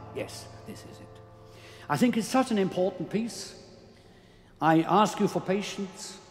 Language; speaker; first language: English; non-native, fluent; German